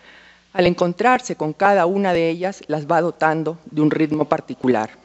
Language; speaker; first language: Spanish; native; Spanish